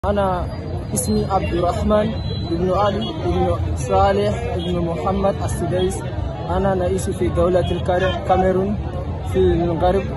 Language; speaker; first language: Arabic; non-native, learner; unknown